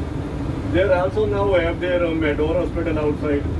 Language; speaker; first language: English; non-native, learner; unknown